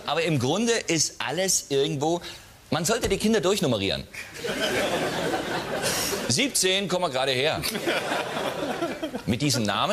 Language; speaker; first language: German; native; German